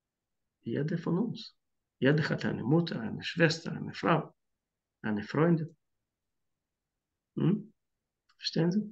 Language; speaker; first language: German; non-native, fluent; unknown